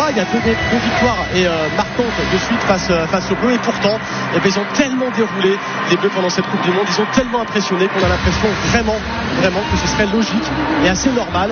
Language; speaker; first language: French; native; French